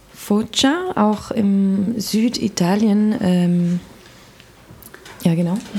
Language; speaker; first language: German; non-native, fluent; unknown